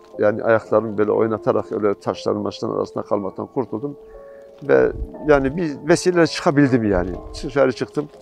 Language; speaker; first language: Turkish; non-native, local second language; Zaza